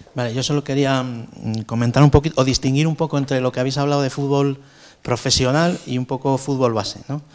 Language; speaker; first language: Spanish; native; Spanish